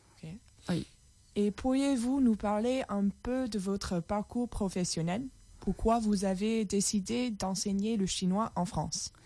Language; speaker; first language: French; non-native, fluent; English